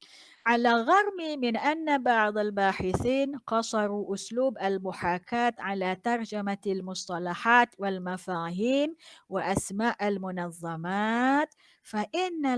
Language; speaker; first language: Arabic; non-native, fluent; Malay